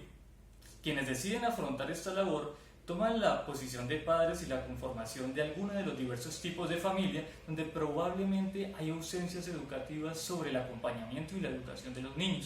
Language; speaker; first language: Spanish; native; Spanish